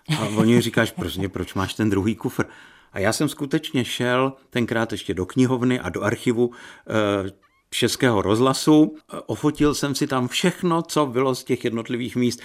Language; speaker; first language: Czech; native; Czech